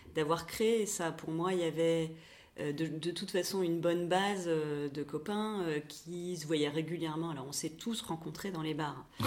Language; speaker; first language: French; native; French